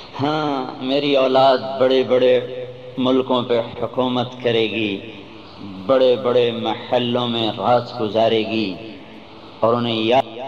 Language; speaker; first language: Urdu; non-native, local second language; Punjabi